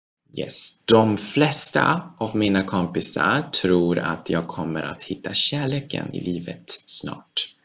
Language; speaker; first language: Swedish; non-native, fluent; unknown